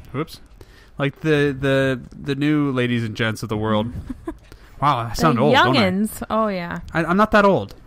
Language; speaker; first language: English; native; English